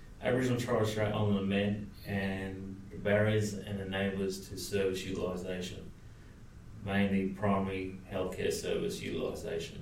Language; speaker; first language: English; native; English